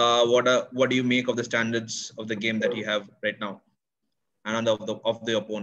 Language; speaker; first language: English; native; English